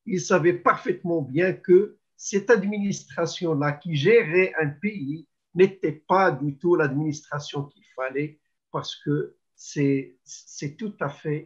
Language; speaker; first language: French; non-native, local second language; Arabic